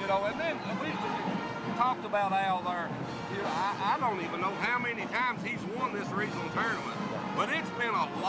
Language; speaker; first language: English; native; English